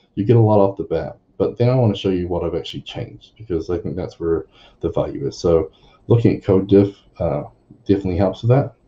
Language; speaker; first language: English; native; English